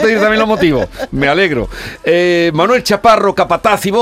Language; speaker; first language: Spanish; native; Spanish